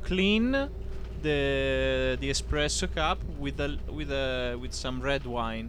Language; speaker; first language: English; non-native, learner; Italian